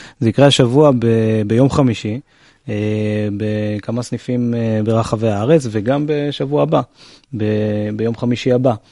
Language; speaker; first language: Hebrew; native; Hebrew